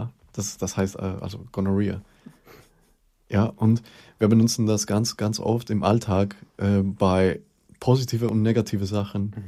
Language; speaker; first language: German; non-native, fluent; Spanish